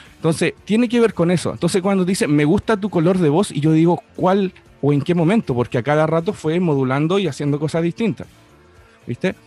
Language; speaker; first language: Spanish; native; Spanish